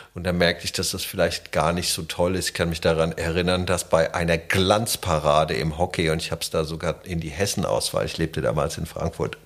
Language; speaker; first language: German; non-native, fluent; Czech